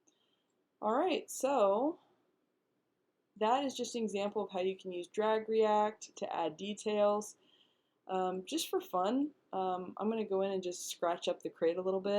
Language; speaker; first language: English; native; English